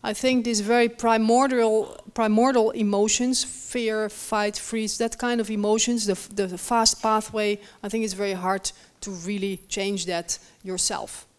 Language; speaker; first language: English; non-native, fluent; Dutch